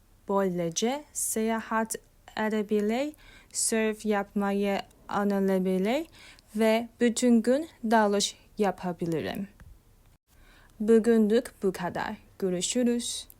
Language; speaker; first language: Turkish; non-native, learner; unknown